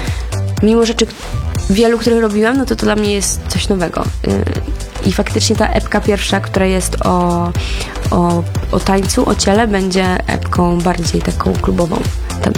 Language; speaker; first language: Polish; native; Polish